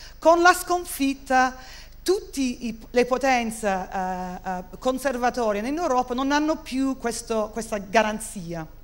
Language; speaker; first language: Italian; non-native, fluent; English